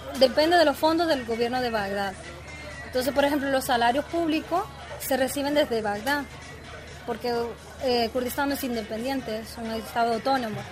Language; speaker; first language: Spanish; native; Spanish